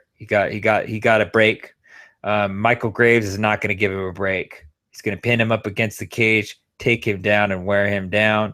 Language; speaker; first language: English; native; English